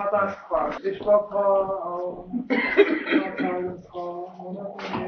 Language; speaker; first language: German; non-native, learner; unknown